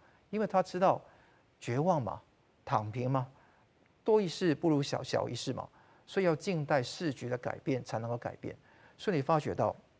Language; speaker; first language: Chinese; non-native, local second language; Cantonese